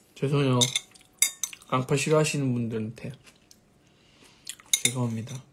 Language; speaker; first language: Korean; native; Korean